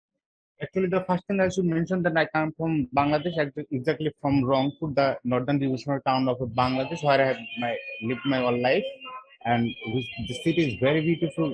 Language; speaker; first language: English; non-native, learner; Bangla